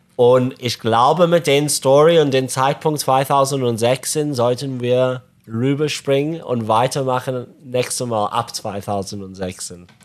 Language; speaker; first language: German; non-native, fluent; English